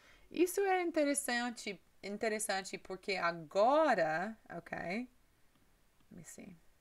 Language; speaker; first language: Portuguese; non-native, learner; English